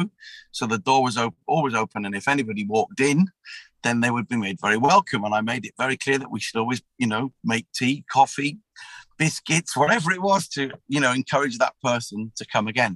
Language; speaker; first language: English; native; English